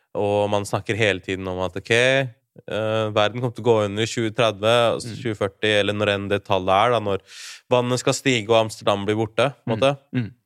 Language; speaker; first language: Norwegian; native; Norwegian